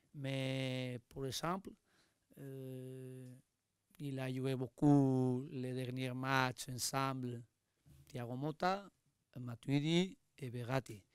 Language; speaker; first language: French; non-native, learner; Spanish